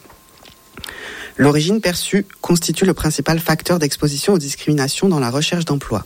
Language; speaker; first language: French; native; French